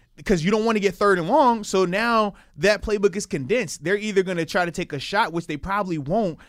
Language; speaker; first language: English; native; English